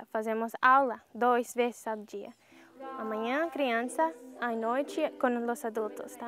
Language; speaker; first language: Portuguese; non-native, learner; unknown